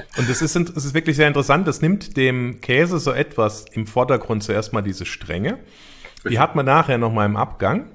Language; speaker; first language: German; native; German